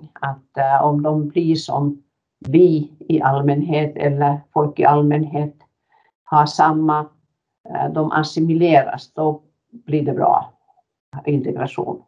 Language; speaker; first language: Swedish; non-native, fluent; Finnish